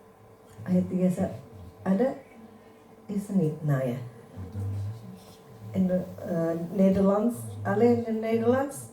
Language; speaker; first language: Dutch; non-native, learner; Indonesian